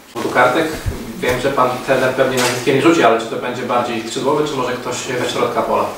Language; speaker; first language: Polish; native; Polish